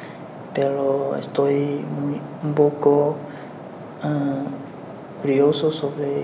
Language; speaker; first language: Spanish; non-native, learner; Chinese